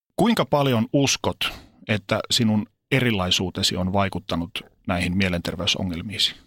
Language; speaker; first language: Finnish; native; Finnish